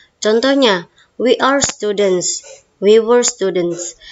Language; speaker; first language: English; non-native, fluent; Indonesian